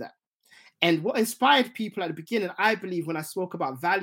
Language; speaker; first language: English; native; English